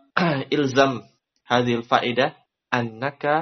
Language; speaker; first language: Arabic; non-native, fluent; Indonesian